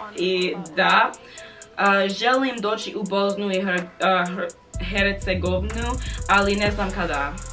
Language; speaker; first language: Bosnian; non-native, learner; English